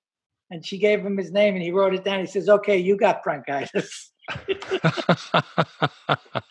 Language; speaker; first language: English; native; English